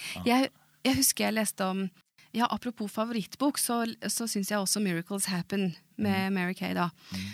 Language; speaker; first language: Swedish; non-native, fluent; Norwegian